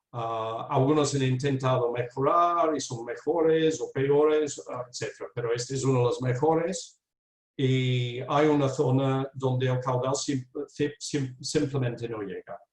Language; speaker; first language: Spanish; non-native, fluent; English